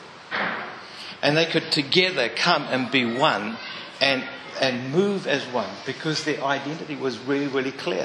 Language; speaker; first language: English; native; English